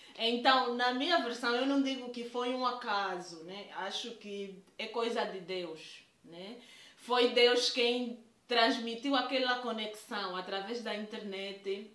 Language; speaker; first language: Portuguese; native; Portuguese